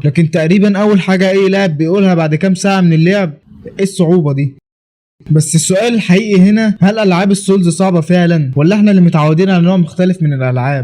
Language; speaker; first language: Arabic; native; Arabic